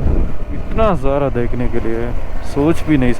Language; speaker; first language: Hindi; non-native, local second language; Malayalam